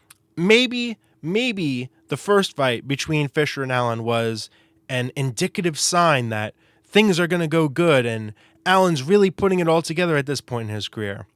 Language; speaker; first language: English; native; English